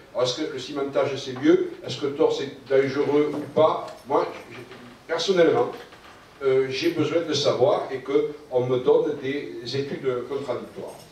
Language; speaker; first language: French; native; French